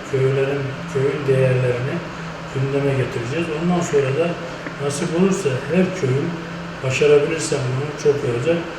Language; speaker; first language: Turkish; native; Turkish